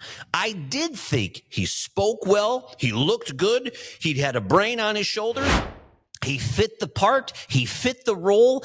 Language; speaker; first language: English; native; English